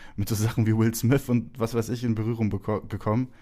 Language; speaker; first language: German; native; German